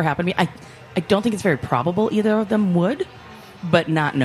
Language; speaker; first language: English; native; English